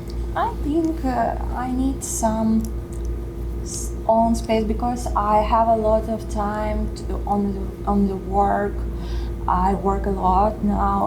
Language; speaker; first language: English; non-native, learner; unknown